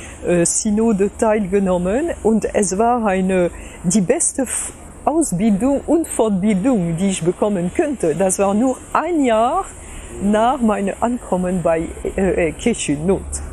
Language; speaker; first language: German; non-native, fluent; French